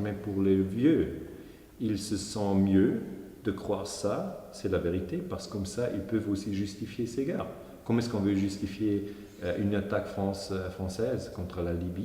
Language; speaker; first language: French; non-native, fluent; German